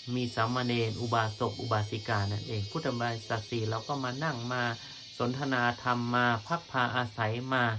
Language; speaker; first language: Thai; native; Thai